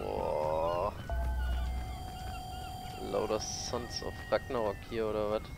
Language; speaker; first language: German; native; German